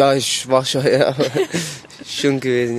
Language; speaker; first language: German; non-native, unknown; Arabic